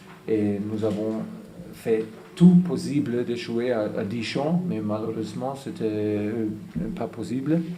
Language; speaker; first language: French; non-native, fluent; German